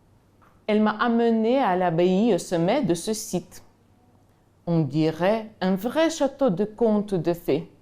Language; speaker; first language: French; non-native, fluent; Ukrainian